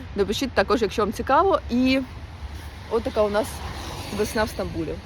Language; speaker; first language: Ukrainian; non-native, local second language; Russian